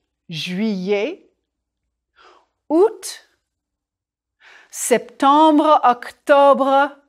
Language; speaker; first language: French; non-native, fluent; English